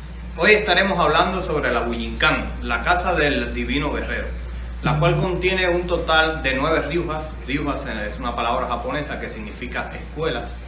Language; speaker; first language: Spanish; native; Spanish